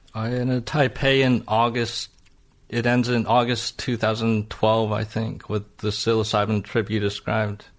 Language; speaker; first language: English; native; English